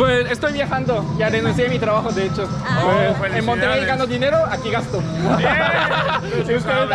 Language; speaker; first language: Spanish; non-native, learner; Korean